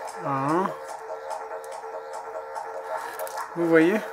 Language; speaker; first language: French; non-native, learner; Spanish